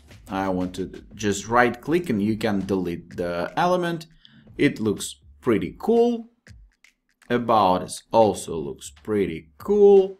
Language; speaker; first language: English; non-native, fluent; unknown